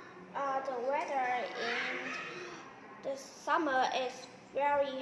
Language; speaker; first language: English; non-native, learner; Vietnamese